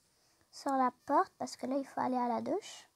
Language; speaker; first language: French; native; French